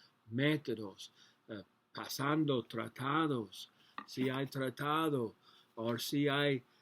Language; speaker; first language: Spanish; non-native, learner; English